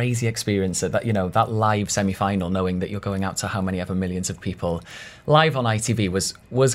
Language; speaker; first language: English; native; English